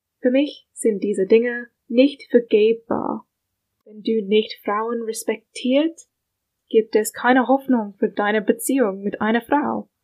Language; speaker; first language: German; non-native, learner; English